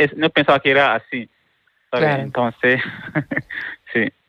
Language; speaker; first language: Spanish; non-native, learner; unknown